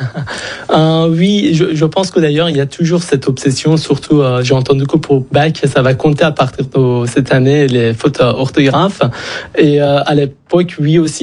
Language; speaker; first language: French; non-native, fluent; Persian